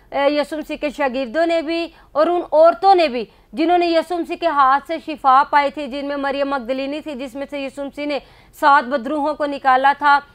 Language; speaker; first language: Urdu; non-native, local second language; Punjabi